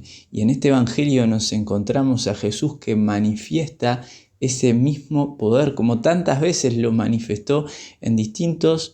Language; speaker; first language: Spanish; native; Spanish